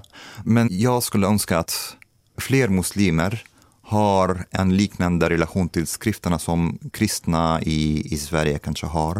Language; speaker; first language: Swedish; non-native, fluent; Arabic